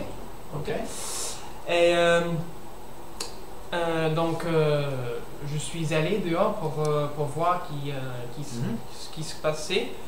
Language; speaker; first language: French; non-native, learner; English